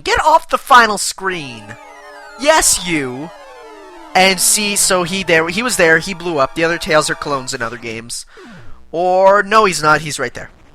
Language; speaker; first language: English; native; English